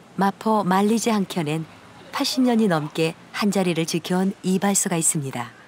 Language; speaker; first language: Korean; native; Korean